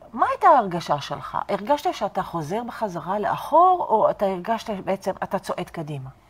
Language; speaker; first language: Hebrew; non-native, fluent; Arabic